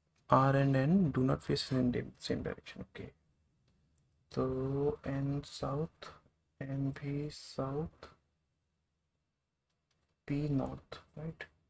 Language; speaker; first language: English; non-native, local second language; Hindi